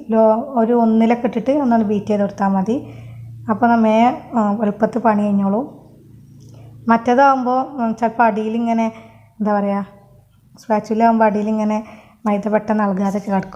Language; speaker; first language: Malayalam; native; Malayalam